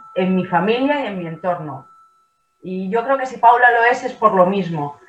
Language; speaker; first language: Spanish; native; Spanish